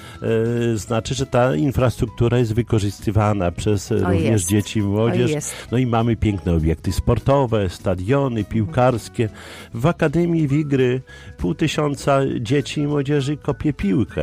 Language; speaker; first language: Polish; native; Polish